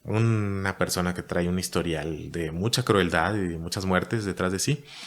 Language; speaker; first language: Spanish; native; Spanish